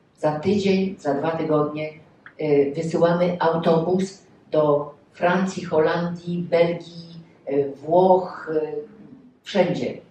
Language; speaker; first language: Polish; native; Polish